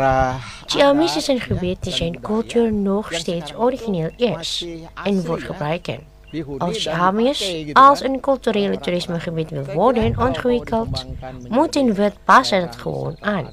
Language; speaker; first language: Dutch; non-native, fluent; Indonesian